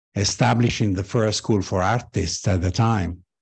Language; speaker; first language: English; non-native, fluent; Italian